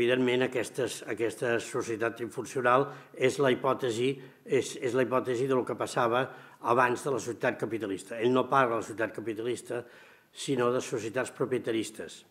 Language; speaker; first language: Catalan; native; Catalan